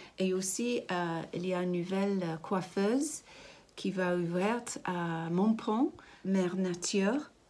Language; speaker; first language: French; non-native, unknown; English